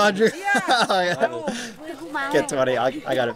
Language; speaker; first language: Indonesian; non-native, learner; English